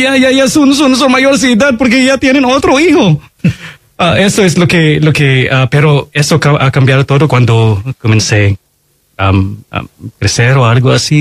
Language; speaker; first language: Spanish; non-native, fluent; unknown